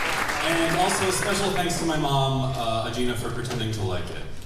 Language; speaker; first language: English; native; English